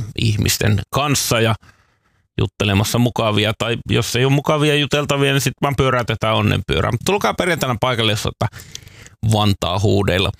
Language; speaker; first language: Finnish; native; Finnish